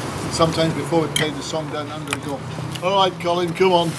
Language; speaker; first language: English; native; English